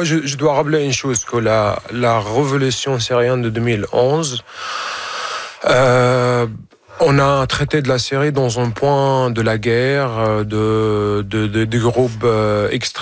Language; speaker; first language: French; non-native, fluent; Arabic